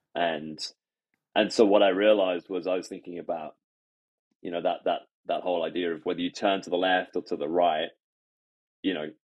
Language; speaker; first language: English; native; English